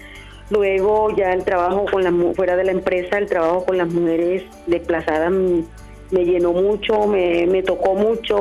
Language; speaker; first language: Spanish; native; Spanish